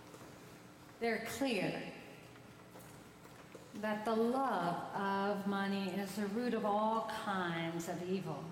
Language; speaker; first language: English; native; English